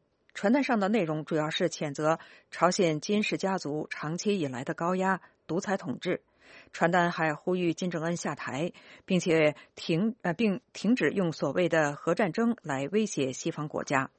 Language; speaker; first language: Chinese; native; Chinese